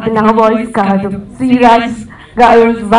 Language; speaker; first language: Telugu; non-native, learner; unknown